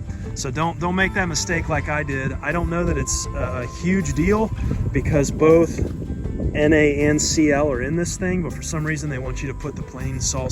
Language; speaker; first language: English; native; English